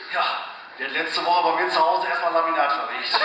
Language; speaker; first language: German; native; German